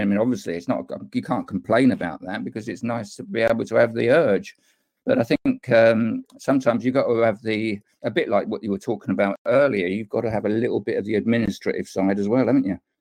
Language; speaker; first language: English; native; English